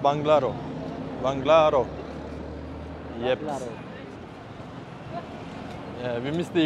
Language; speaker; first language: English; non-native, fluent; Turkish